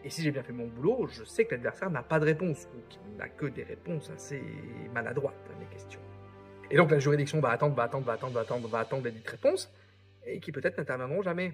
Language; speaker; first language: French; native; French